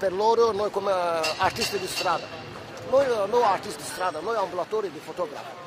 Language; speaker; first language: Italian; non-native, learner; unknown